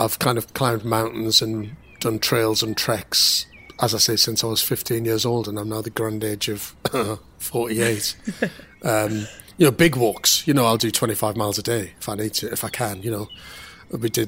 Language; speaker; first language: English; native; English